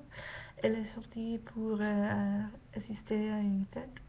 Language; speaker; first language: French; non-native, learner; English